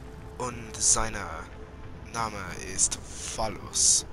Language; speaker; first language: German; non-native, learner; English